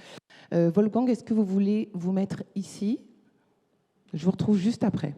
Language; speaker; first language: French; native; French